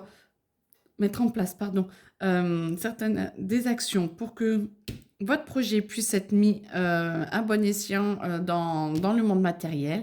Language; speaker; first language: French; native; French